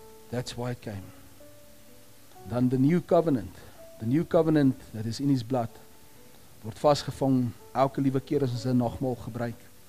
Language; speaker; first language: English; non-native, local second language; Afrikaans